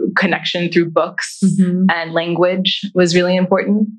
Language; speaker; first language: English; native; English